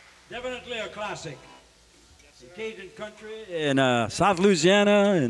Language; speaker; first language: English; early bilingual, other home language; French